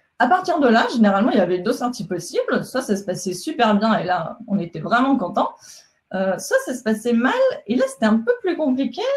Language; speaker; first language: French; non-native, fluent; Spanish